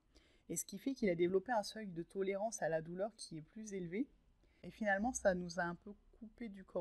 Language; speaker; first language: French; native; French